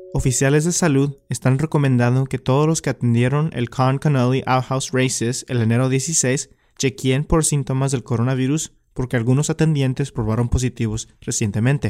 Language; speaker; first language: Spanish; native; Spanish